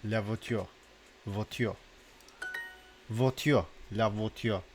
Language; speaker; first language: French; non-native, learner; English